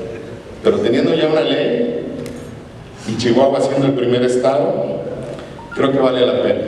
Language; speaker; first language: Spanish; native; Spanish